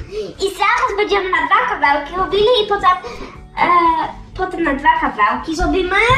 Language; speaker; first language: Polish; early bilingual, heritage; Polish